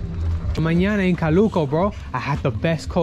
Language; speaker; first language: Spanish; non-native, learner; English